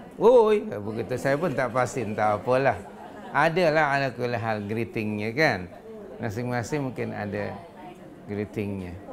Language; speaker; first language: Malay; non-native, local second language; Sundanese